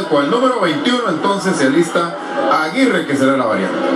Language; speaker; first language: Spanish; native; Spanish